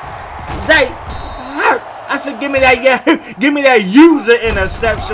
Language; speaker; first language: English; native; English